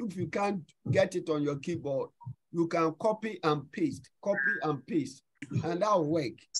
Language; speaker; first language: English; non-native, local second language; Akan